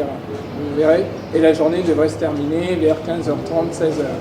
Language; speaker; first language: French; native; French